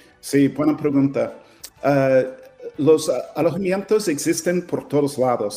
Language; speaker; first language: Spanish; non-native, fluent; English